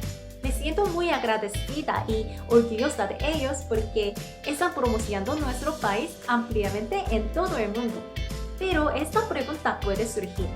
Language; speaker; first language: Spanish; non-native, fluent; Korean